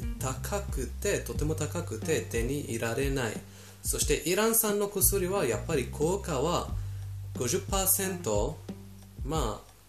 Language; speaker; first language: Japanese; non-native, fluent; Persian